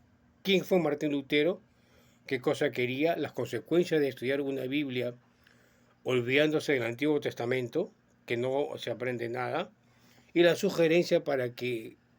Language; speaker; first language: Spanish; native; Spanish